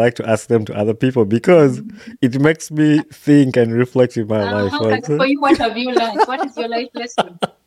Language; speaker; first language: English; non-native, local second language; Ganda